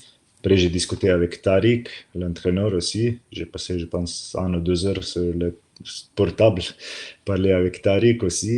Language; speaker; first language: French; non-native, learner; Slovenian